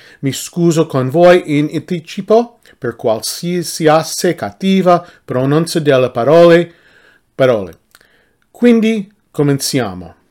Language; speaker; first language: Italian; non-native, learner; English